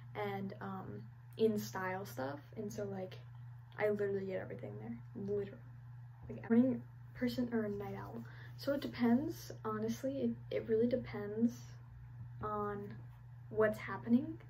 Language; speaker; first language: English; native; English